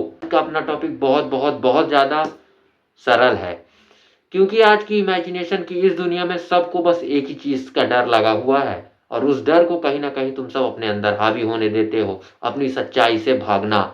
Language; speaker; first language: Hindi; native; Hindi